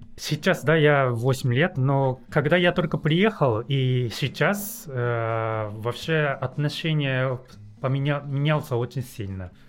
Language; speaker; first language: Russian; non-native, learner; Japanese